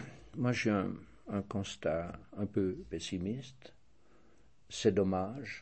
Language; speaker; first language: French; native; French